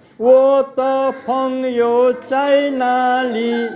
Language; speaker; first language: Chinese; non-native, learner; Nepali